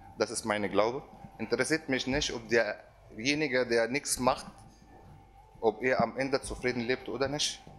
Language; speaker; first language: German; non-native, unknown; Arabic